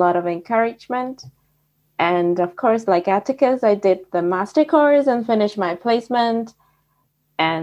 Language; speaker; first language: English; non-native, local second language; Cantonese